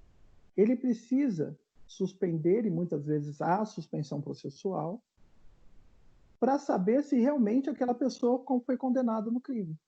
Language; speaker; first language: Portuguese; native; Portuguese